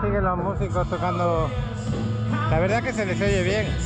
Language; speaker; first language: Spanish; native; Spanish